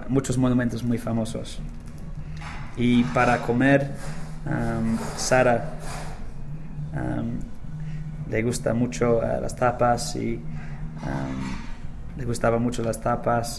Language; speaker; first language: Spanish; non-native, learner; English